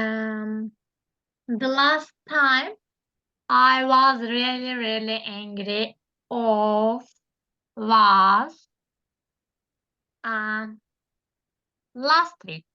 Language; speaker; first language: English; non-native, learner; Turkish